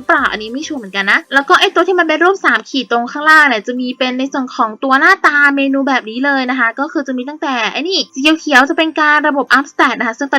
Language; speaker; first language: Thai; native; Thai